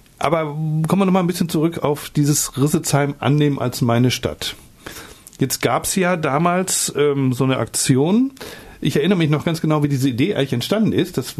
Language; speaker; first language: German; native; German